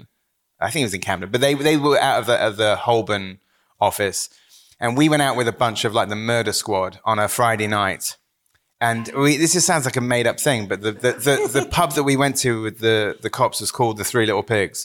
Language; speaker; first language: English; native; English